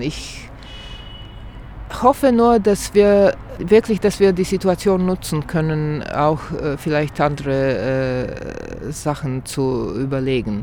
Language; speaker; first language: German; non-native, fluent; Croatian